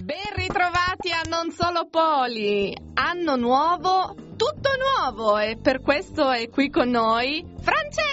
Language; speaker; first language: Italian; native; Italian